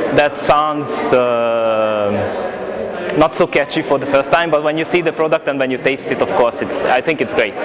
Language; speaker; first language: English; non-native, fluent; Hungarian